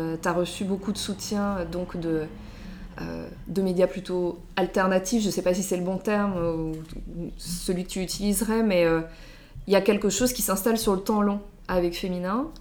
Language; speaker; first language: French; native; French